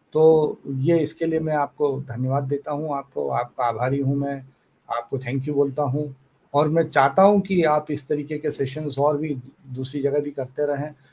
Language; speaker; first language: Hindi; native; Hindi